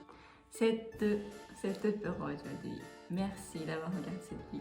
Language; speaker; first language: French; non-native, fluent; Japanese